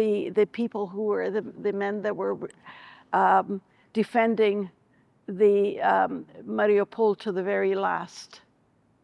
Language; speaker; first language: English; early bilingual, other home language; Ukrainian